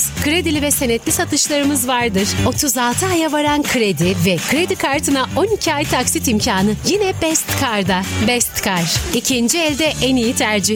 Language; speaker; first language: Turkish; native; Turkish